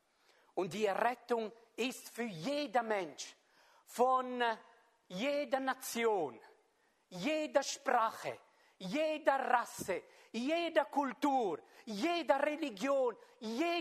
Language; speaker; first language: German; non-native, fluent; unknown